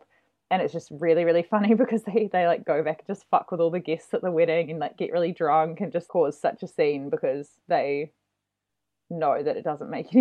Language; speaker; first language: English; native; English